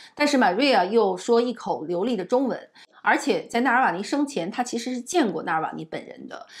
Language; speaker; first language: Chinese; native; Chinese